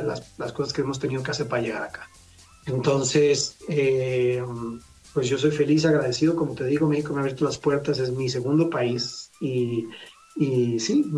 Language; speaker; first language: Spanish; native; Spanish